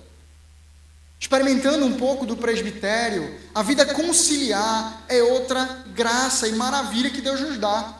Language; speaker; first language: Portuguese; native; Portuguese